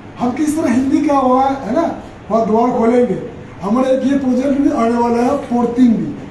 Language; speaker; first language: Hindi; native; Hindi